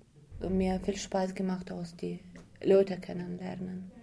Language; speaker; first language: German; non-native, learner; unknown